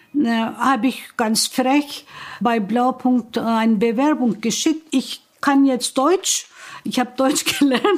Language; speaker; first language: German; non-native, fluent; Turkish